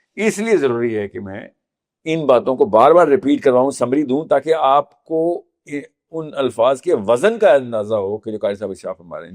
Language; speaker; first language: Urdu; native; Urdu